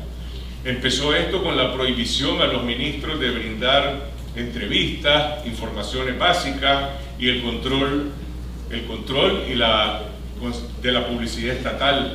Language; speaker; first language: Spanish; native; Spanish